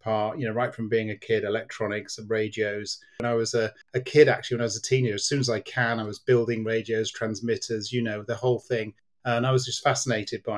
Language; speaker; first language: English; native; English